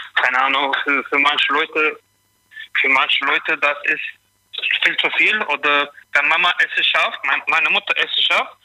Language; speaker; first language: German; non-native, learner; Turkish